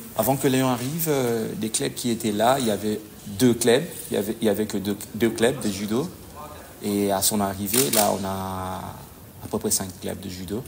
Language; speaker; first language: French; non-native, local second language; Lingala